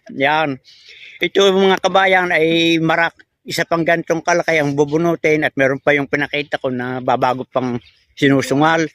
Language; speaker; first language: Filipino; native; Filipino